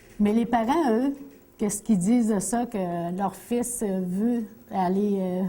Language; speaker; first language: French; native; French